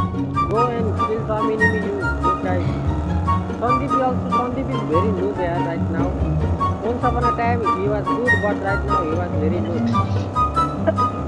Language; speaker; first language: English; non-native, learner; Nepali